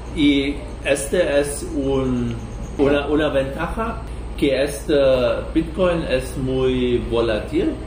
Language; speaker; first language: Spanish; non-native, learner; German